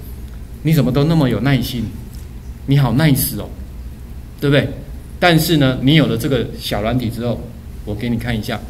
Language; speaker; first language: Chinese; native; Chinese